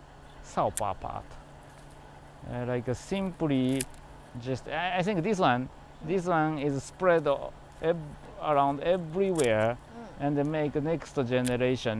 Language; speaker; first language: English; non-native, learner; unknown